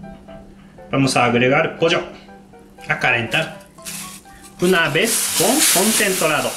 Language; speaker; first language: Spanish; non-native, fluent; Japanese